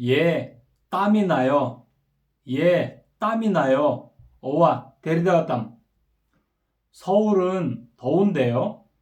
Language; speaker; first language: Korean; non-native, fluent; Kyrgyz